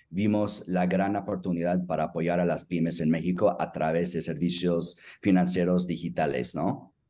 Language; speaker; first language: Spanish; non-native, fluent; English